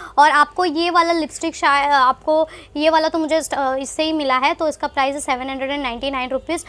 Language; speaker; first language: Hindi; non-native, local second language; Tamil